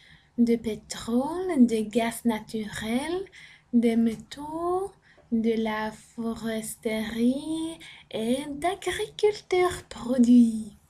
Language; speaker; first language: French; non-native, learner; Norwegian